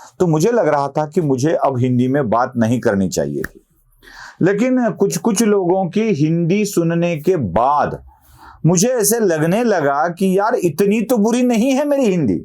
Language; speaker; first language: Hindi; non-native, local second language; Marathi